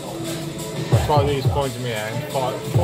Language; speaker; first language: English; native; English